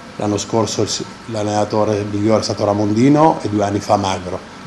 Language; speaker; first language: Italian; native; Italian